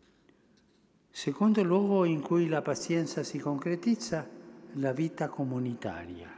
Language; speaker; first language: Italian; early bilingual, heritage; Spanish